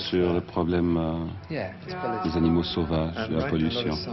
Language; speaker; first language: French; native; French